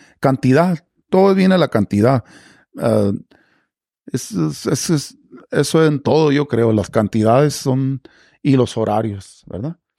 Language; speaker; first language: Spanish; native; Spanish